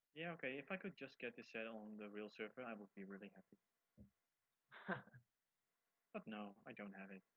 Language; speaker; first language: English; non-native, fluent; Dutch